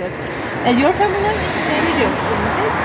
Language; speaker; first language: English; non-native, learner; Turkish